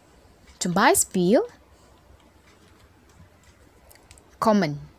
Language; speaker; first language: German; non-native, fluent; Indonesian